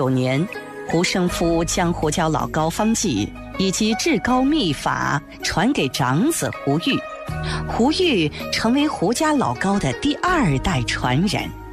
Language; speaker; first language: Chinese; native; Chinese